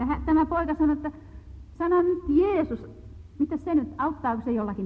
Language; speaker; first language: Finnish; native; Finnish